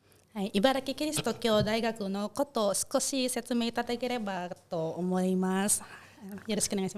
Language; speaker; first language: Japanese; non-native, fluent; Indonesian